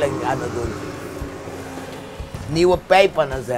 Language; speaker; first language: Dutch; non-native, fluent; Papiamento